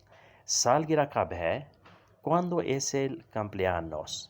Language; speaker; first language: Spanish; non-native, learner; Urdu